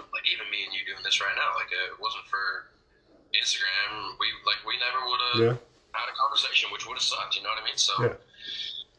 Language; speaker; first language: English; native; English